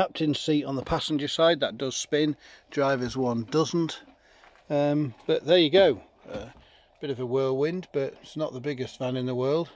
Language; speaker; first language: English; native; English